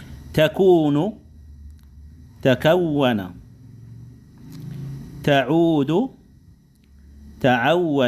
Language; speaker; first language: Arabic; non-native, fluent; Indonesian